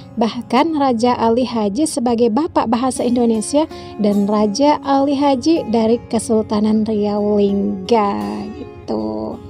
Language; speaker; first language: Indonesian; native; Indonesian